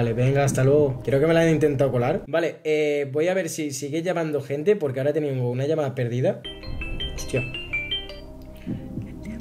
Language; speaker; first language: Spanish; native; Spanish